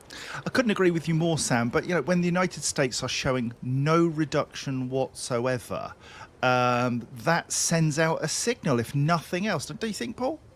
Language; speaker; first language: English; native; English